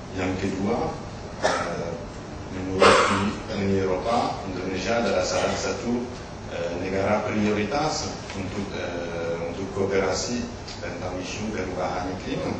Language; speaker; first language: Indonesian; non-native, learner; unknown